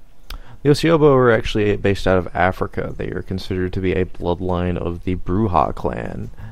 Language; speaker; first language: English; native; English